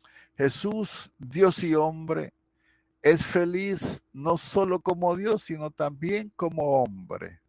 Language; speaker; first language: Spanish; native; Spanish